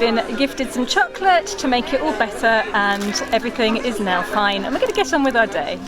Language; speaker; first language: English; native; English